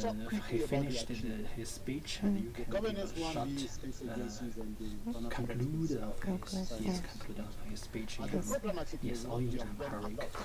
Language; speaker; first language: English; non-native, learner; Chinese